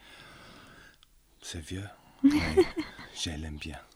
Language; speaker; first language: French; non-native, learner; English